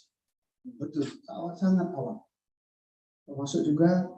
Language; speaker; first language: Indonesian; native; Indonesian